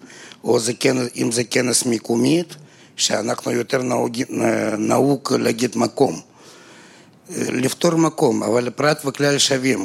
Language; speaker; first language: Hebrew; non-native, fluent; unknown